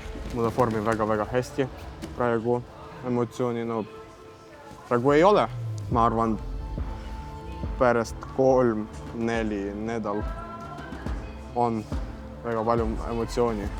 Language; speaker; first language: Estonian; non-native, learner; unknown